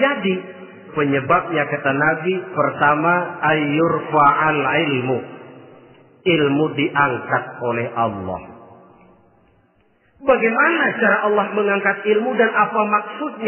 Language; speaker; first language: Indonesian; native; Indonesian